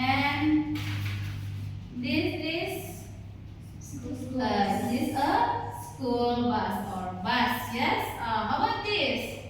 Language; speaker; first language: English; non-native, learner; Indonesian